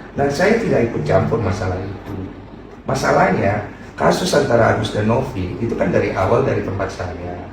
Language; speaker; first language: Indonesian; native; Indonesian